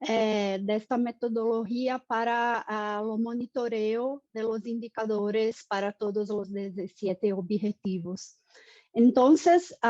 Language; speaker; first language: Spanish; non-native, fluent; Portuguese